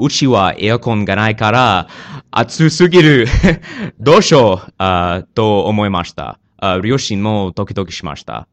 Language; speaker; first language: Japanese; non-native, learner; English